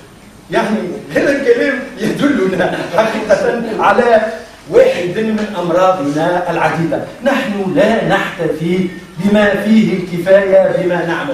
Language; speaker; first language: Arabic; native; Arabic